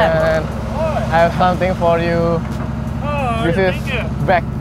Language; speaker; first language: English; non-native, learner; Indonesian